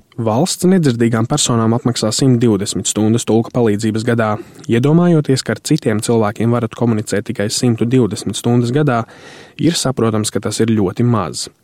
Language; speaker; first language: Latvian; native; Latvian